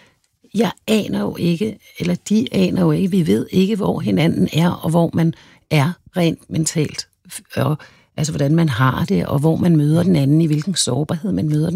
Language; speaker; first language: Danish; native; Danish